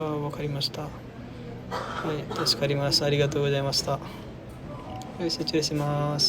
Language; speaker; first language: Japanese; non-native, fluent; Nepali